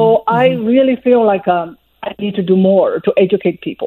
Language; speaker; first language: English; non-native, fluent; Chinese